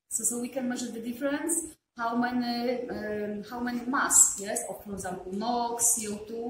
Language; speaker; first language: English; non-native, fluent; Polish